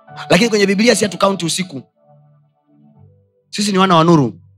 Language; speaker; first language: English; non-native, local second language; Swahili